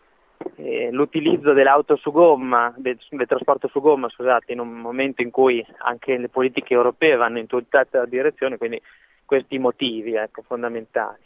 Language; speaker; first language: Italian; native; Italian